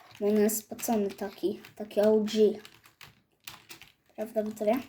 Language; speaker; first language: Polish; native; Polish